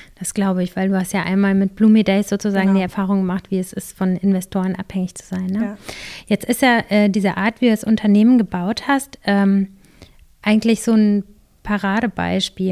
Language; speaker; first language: German; native; German